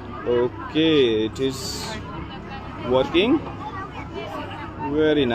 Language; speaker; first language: English; non-native, local second language; Hindi